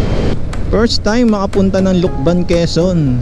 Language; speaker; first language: Filipino; native; Filipino